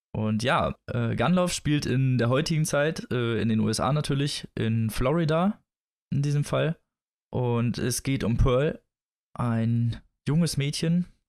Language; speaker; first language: German; native; German